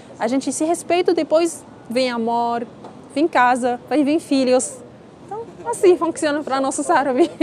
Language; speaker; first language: Portuguese; non-native, learner; Arabic